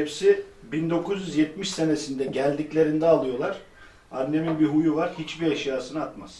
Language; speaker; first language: Turkish; early bilingual, other home language; Albanian